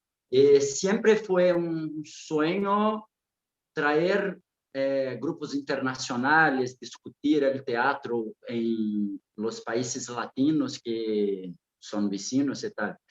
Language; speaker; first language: Spanish; non-native, fluent; Portuguese